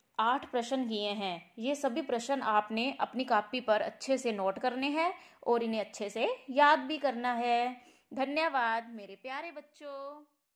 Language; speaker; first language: Hindi; non-native, local second language; Punjabi